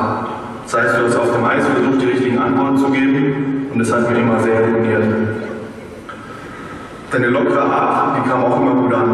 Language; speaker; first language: German; native; German